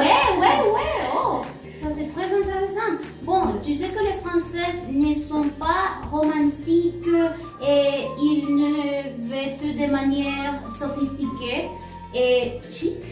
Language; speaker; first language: French; non-native, learner; Spanish